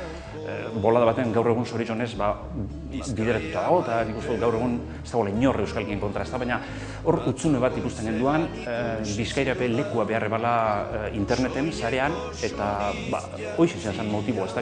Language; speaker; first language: Basque; native; Basque